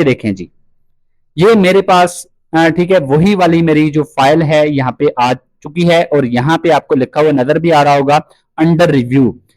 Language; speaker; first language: Urdu; non-native, local second language; Punjabi